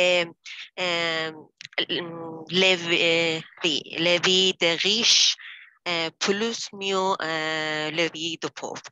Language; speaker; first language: French; non-native, learner; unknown